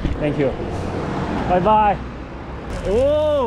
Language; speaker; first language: English; non-native, learner; Korean